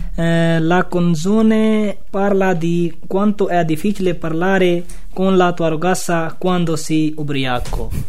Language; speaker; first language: Italian; non-native, fluent; Urdu